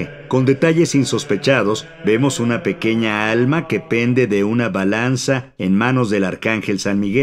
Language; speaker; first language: Spanish; native; Spanish